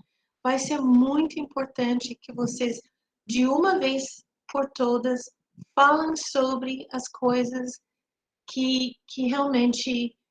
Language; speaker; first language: Portuguese; non-native, fluent; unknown